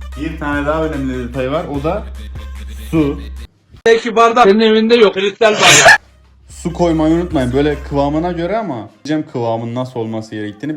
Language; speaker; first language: Turkish; native; Turkish